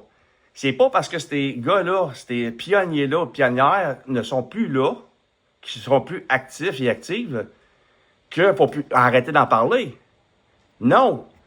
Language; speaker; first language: French; native; French